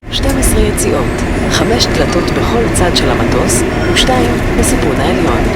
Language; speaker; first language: Hebrew; native; Hebrew